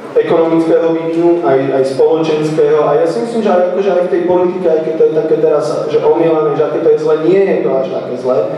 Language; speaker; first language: Slovak; native; Slovak